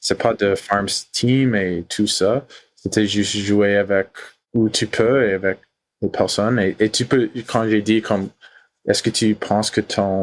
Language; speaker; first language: French; non-native, learner; English